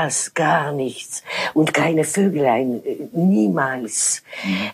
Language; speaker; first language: German; non-native, fluent; French